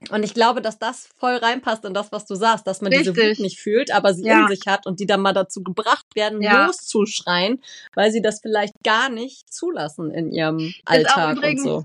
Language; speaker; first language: German; native; German